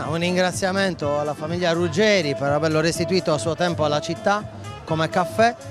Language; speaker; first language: Italian; native; Italian